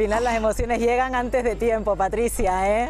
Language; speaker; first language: Spanish; native; Spanish